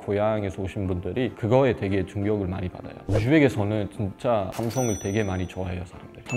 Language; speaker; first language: Korean; non-native, fluent; Uzbek